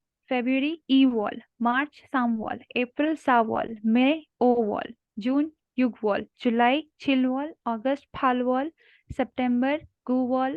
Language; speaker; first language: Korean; non-native, learner; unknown